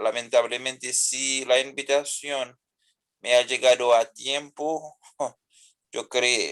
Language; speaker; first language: Spanish; non-native, fluent; Haitian Creole